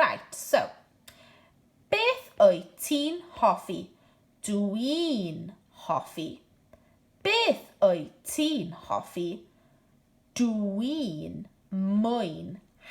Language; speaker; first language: Welsh; non-native, local second language; English